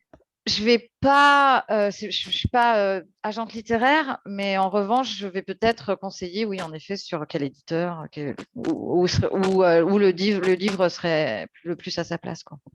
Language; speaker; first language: French; native; French